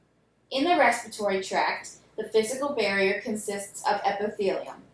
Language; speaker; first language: English; native; English